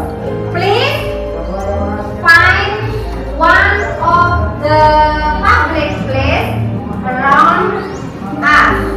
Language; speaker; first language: English; non-native, learner; Indonesian